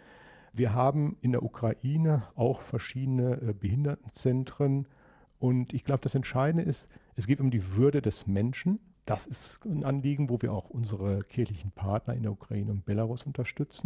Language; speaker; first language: German; native; German